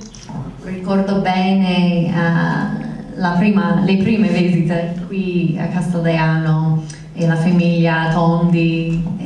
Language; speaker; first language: Italian; non-native, fluent; English